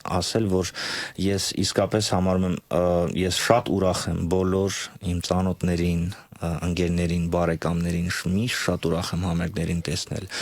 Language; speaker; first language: Armenian; native; Armenian